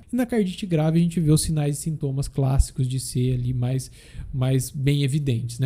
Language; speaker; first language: Portuguese; native; Portuguese